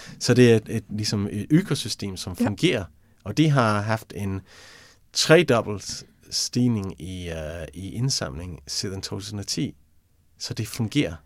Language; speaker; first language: Danish; non-native, fluent; English